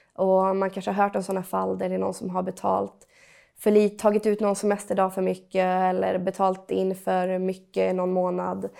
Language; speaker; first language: Swedish; native; Swedish